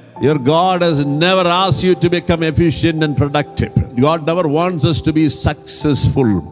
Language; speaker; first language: English; non-native, local second language; Malayalam